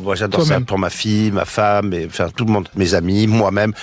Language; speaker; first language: French; native; French